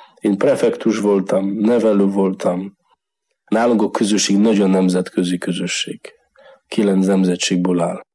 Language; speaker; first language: Hungarian; non-native, learner; Polish